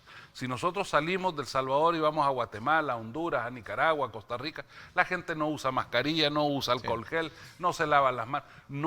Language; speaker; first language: Spanish; native; Spanish